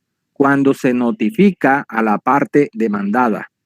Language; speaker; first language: Spanish; native; Spanish